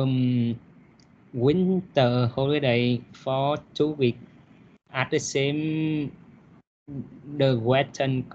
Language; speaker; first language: English; non-native, learner; Vietnamese